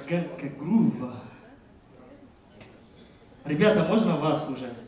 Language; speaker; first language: Russian; non-native, fluent; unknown